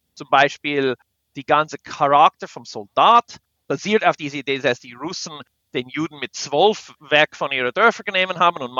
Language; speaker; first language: German; non-native, fluent; English